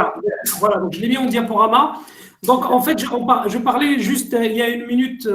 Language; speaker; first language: French; non-native, local second language; Arabic